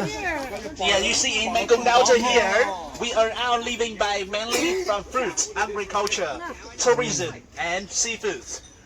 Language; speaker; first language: English; non-native, fluent; Vietnamese